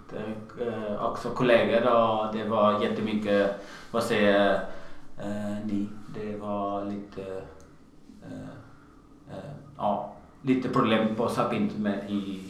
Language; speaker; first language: Swedish; non-native, learner; Portuguese